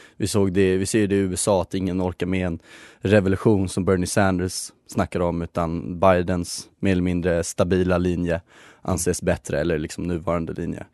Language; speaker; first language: Swedish; native; Swedish